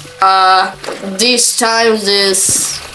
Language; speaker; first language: English; non-native, learner; Ukrainian